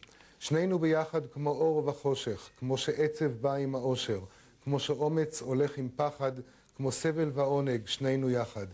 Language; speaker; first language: Hebrew; native; Hebrew